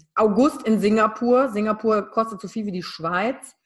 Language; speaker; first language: German; native; German